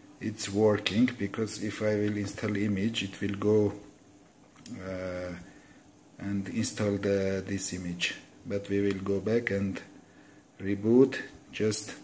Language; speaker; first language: English; non-native, fluent; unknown